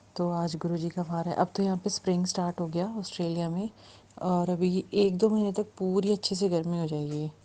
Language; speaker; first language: Hindi; native; Hindi